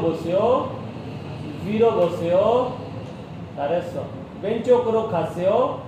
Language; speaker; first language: Korean; non-native, learner; Urdu